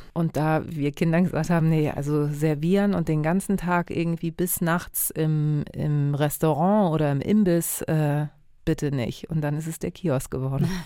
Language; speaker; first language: German; early bilingual, other home language; Greek